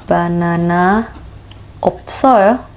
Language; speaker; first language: Korean; non-native, learner; Indonesian